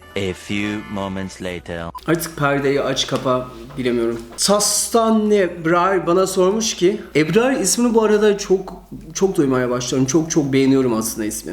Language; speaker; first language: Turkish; early bilingual, heritage; Turkish